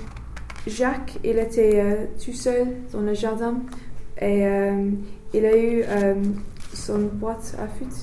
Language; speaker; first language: French; non-native, learner; English